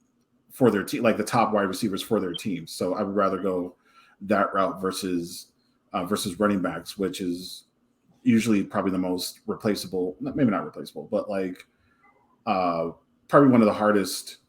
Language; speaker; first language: English; native; English